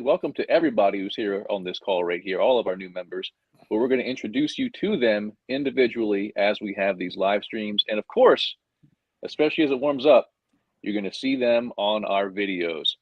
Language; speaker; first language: English; native; English